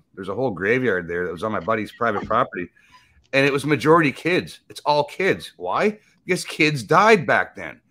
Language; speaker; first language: English; native; English